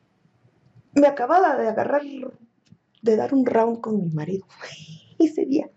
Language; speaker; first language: Spanish; native; Spanish